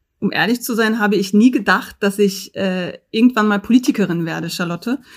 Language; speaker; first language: German; early bilingual, other home language; Turkish